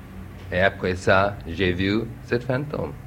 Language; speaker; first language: French; non-native, learner; English